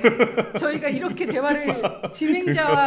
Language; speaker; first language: Korean; native; Korean